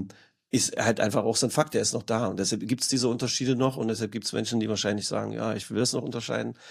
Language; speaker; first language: German; native; German